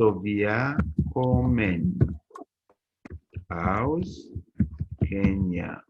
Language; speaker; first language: German; non-native, learner; Bemba